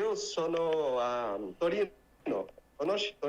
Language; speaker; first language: Italian; non-native, learner; Portuguese